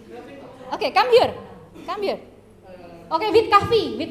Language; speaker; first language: English; non-native, fluent; Indonesian